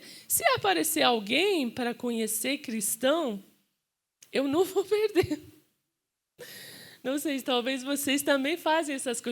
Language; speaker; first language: Portuguese; non-native, fluent; Persian